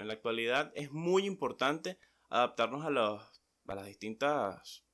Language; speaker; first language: Spanish; native; Spanish